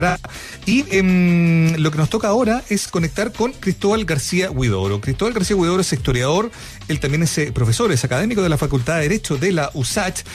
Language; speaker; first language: Spanish; native; Spanish